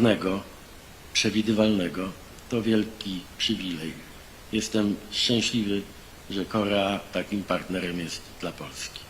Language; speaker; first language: Polish; native; Polish